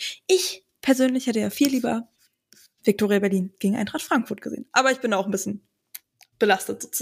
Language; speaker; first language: German; native; German